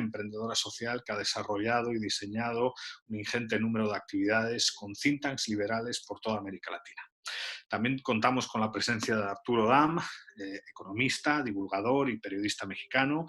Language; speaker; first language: Spanish; native; Spanish